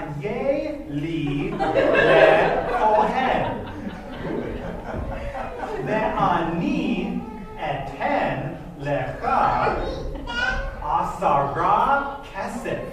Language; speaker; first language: Hebrew; non-native, fluent; English